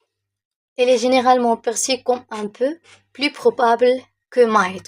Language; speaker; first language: French; non-native, local second language; Arabic